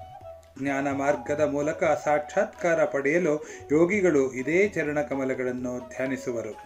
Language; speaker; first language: Kannada; native; Kannada